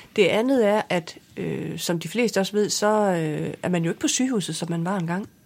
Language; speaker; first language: Danish; native; Danish